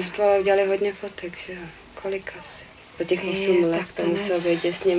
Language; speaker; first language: Czech; native; Czech